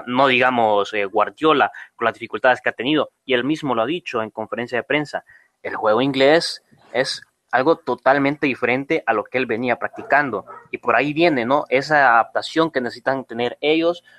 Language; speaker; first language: Spanish; native; Spanish